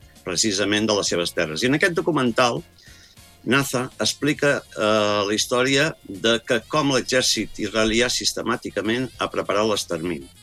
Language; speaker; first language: Catalan; native; Catalan